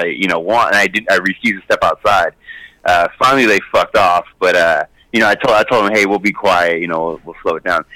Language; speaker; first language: English; native; English